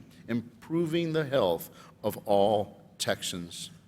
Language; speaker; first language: English; native; English